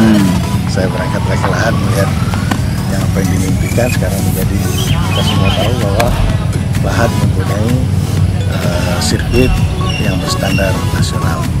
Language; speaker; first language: Indonesian; native; Indonesian